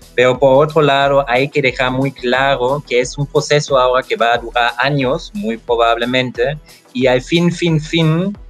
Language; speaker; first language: Spanish; non-native, fluent; German